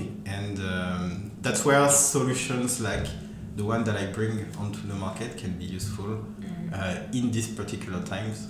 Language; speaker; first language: English; non-native, fluent; French